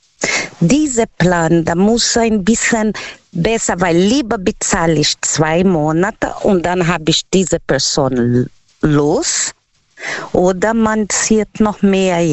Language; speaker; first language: German; non-native, learner; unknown